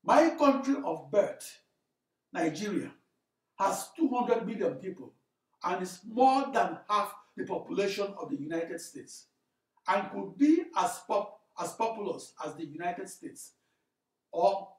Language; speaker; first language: English; non-native, local second language; Igbo